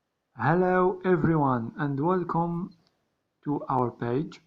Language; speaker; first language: English; non-native, learner; Arabic